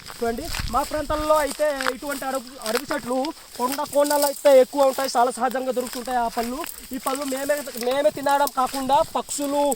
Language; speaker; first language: Telugu; non-native, local second language; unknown